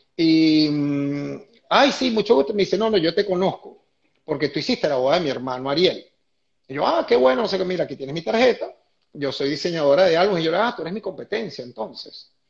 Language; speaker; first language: Spanish; native; Spanish